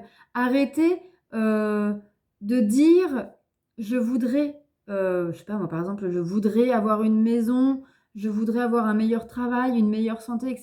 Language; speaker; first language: French; native; French